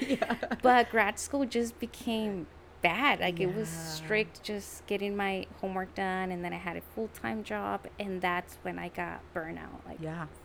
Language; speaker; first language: English; early bilingual, other home language; Spanish